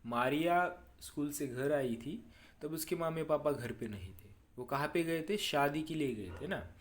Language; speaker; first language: Hindi; non-native, local second language; Marathi